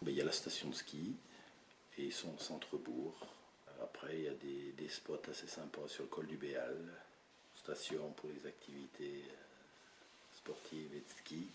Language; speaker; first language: French; native; French